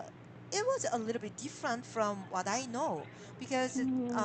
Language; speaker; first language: English; non-native, learner; Korean